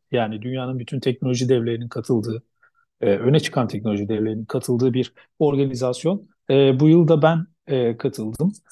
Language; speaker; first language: Turkish; native; Turkish